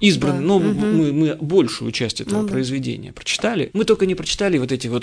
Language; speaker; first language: Russian; native; Russian